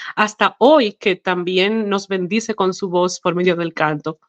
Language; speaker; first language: Spanish; native; Spanish